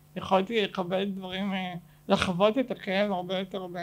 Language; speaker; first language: Hebrew; native; Hebrew